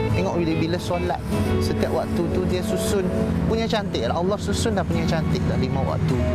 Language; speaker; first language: Malay; non-native, local second language; Chinese